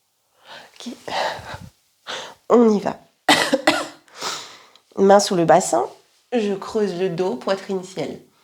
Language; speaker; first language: French; native; French